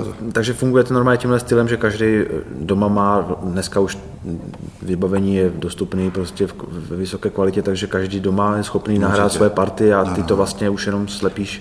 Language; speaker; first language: Czech; native; Czech